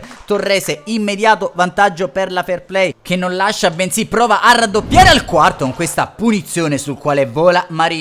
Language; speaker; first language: Italian; native; Italian